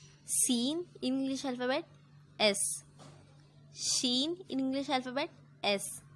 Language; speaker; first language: English; non-native, learner; Urdu